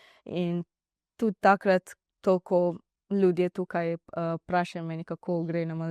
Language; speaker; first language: Slovenian; non-native, learner; Divehi